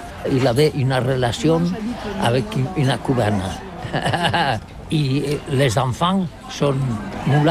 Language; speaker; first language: French; non-native, learner; Catalan